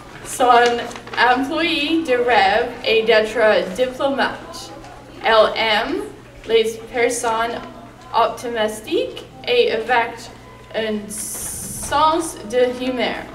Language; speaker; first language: French; non-native, learner; English